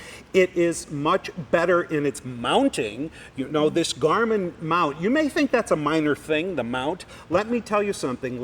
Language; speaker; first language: English; native; English